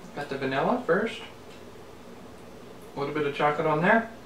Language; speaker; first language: English; native; English